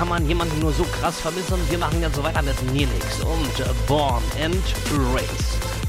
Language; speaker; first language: German; native; German